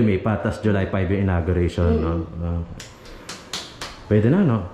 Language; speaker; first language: Filipino; native; Filipino